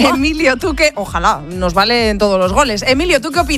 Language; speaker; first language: Spanish; native; Spanish